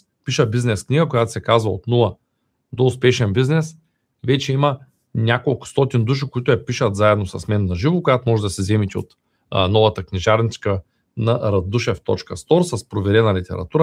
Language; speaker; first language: Bulgarian; native; Bulgarian